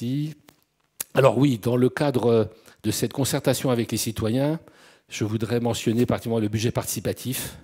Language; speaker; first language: French; native; French